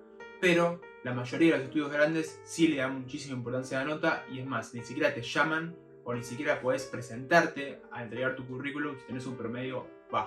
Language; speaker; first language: Spanish; native; Spanish